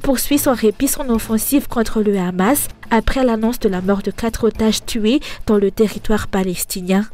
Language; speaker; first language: French; non-native, local second language; Malagasy